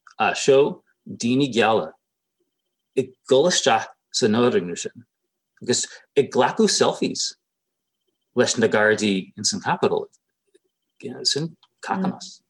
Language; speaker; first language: Irish; native; Irish